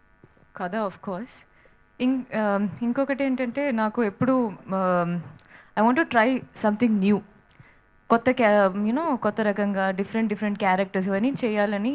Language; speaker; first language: Telugu; non-native, learner; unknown